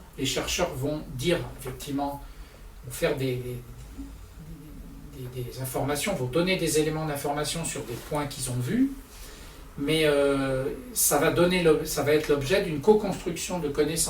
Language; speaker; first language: French; native; French